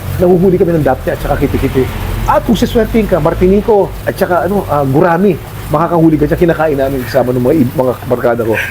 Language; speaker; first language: Filipino; native; Filipino